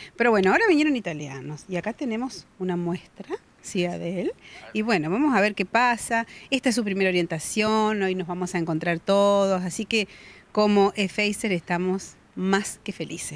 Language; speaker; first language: Spanish; native; Spanish